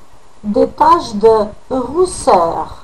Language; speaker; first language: French; non-native, fluent; Macedonian